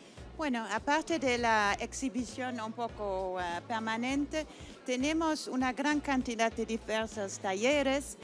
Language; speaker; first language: Spanish; non-native, fluent; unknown